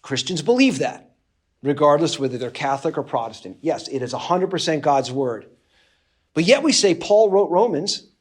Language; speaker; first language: English; native; English